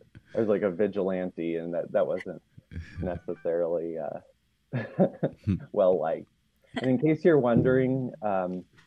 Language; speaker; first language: English; native; English